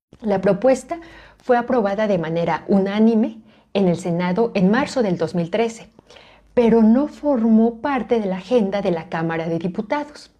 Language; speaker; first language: Spanish; native; Spanish